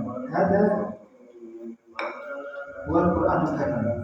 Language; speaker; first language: Arabic; non-native, fluent; Indonesian